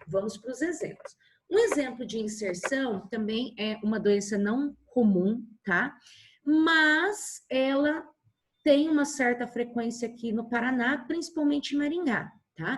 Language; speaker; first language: Portuguese; native; Portuguese